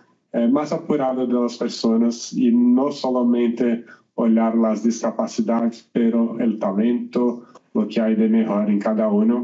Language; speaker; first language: Spanish; non-native, learner; Portuguese